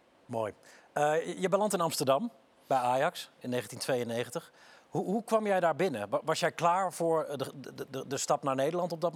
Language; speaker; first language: Dutch; native; Dutch